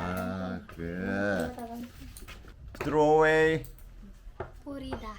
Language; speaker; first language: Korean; native; Korean